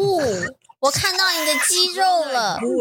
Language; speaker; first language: Chinese; non-native, learner; English